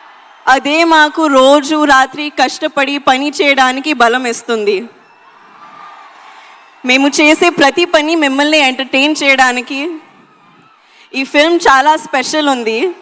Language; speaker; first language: Telugu; non-native, learner; Hindi